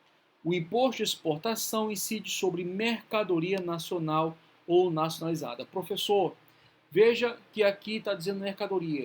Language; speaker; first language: Portuguese; native; Portuguese